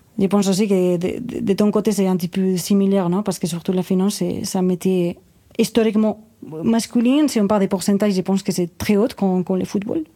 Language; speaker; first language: French; non-native, fluent; Spanish